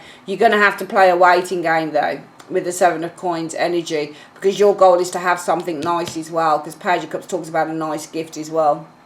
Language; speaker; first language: English; native; English